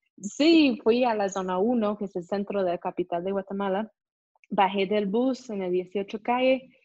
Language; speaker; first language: Spanish; non-native, fluent; English